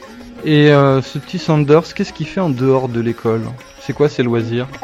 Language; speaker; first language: French; native; French